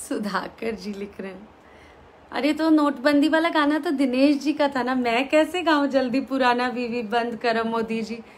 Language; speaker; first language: Hindi; native; Hindi